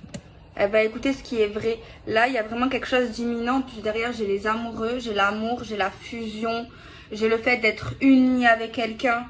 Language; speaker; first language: French; native; French